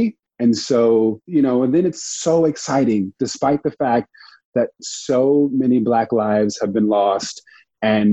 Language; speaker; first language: English; native; English